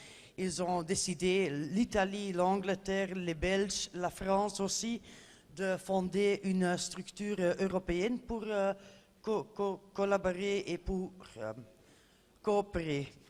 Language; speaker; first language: French; non-native, fluent; Dutch